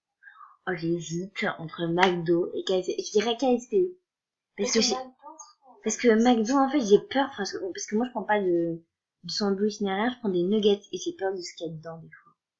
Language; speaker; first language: French; native; French